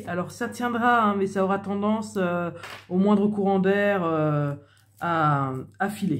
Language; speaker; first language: French; native; French